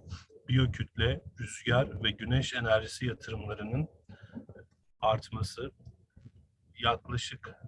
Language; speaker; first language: Turkish; native; Turkish